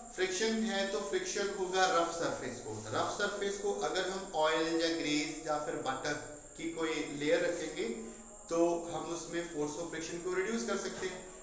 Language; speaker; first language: Hindi; non-native, local second language; Punjabi